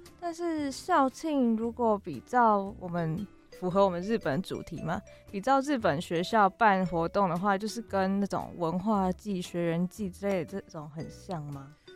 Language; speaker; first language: Chinese; native; Chinese